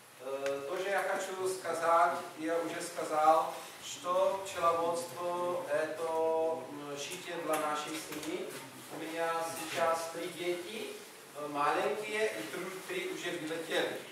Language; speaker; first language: Russian; non-native, learner; Czech